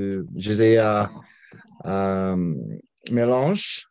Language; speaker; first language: French; non-native, learner; Spanish